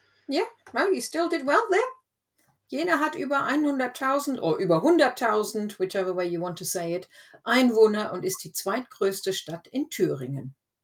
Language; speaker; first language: German; native; German